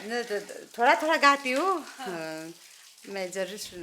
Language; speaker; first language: Hindi; non-native, local second language; Nepali